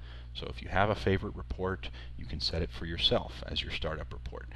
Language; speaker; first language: English; native; English